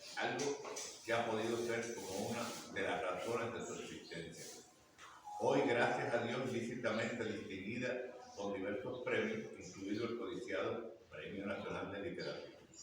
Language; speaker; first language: Spanish; native; Spanish